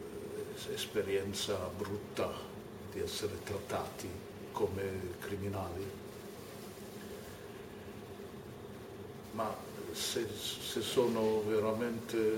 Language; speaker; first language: Italian; non-native, fluent; German